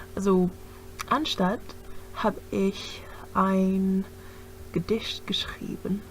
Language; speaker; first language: German; non-native, learner; English